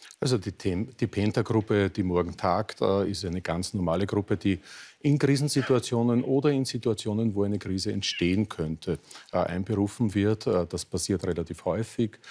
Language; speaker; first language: German; native; German